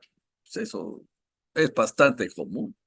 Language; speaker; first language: Spanish; non-native, fluent; English